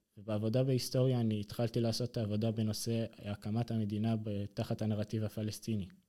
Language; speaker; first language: Hebrew; non-native, local second language; Arabic